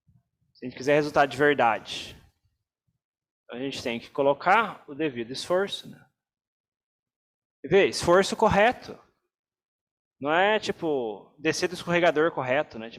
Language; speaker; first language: Portuguese; native; Portuguese